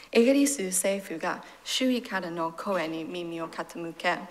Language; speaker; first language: Japanese; non-native, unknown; English